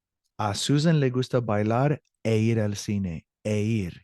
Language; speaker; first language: Spanish; non-native, learner; English